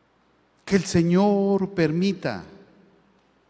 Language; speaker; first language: Spanish; native; Spanish